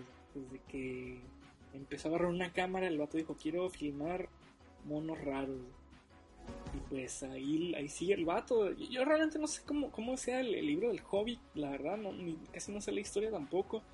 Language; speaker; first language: Spanish; native; Spanish